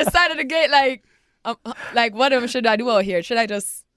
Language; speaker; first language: English; non-native, local second language; Jamaican Creole English